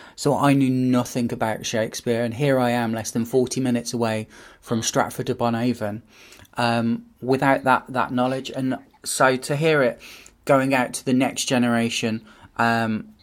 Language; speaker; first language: English; native; English